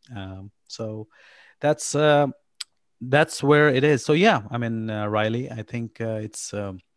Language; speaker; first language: English; non-native, local second language; Urdu